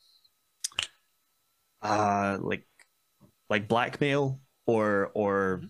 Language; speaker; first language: English; native; English